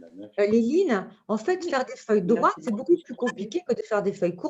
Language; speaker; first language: French; native; French